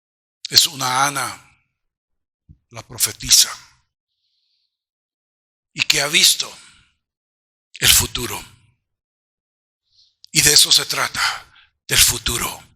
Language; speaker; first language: Spanish; native; Spanish